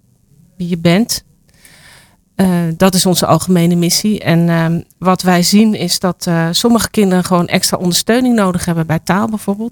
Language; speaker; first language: Dutch; native; Dutch